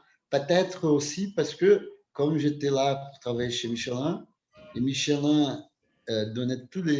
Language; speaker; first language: French; non-native, fluent; Portuguese